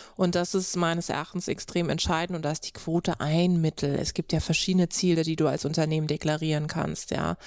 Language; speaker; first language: German; native; German